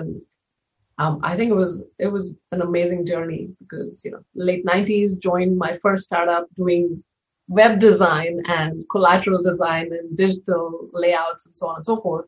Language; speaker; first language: English; non-native, local second language; Hindi